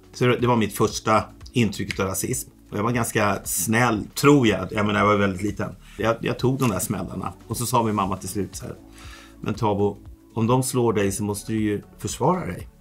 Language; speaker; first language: Swedish; early bilingual, other home language; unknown